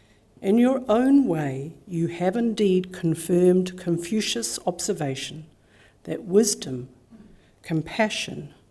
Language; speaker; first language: English; native; English